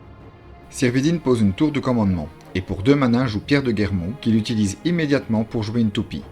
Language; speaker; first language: French; native; French